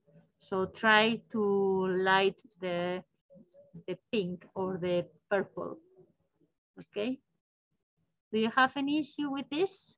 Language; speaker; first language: English; non-native, learner; Spanish